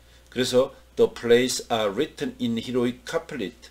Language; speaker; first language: English; non-native, fluent; Korean